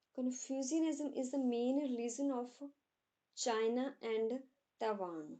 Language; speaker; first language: English; non-native, local second language; Punjabi